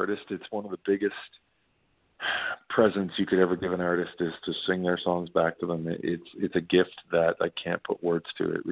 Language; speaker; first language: English; native; English